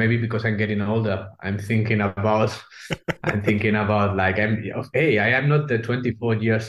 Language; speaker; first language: English; non-native, fluent; Spanish